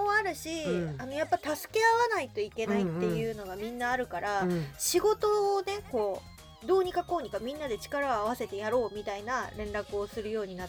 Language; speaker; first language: Japanese; native; Japanese